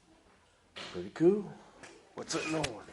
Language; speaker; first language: English; native; English